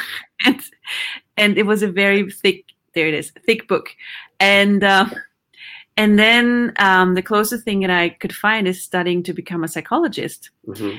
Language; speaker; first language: English; non-native, fluent; German